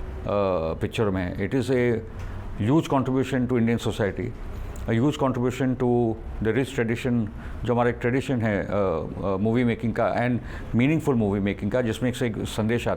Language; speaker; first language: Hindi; native; Hindi